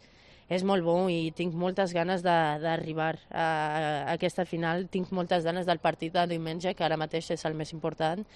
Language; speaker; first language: Catalan; non-native, fluent; Spanish